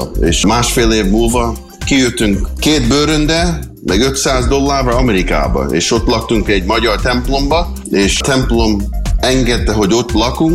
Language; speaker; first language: Hungarian; early bilingual, heritage; English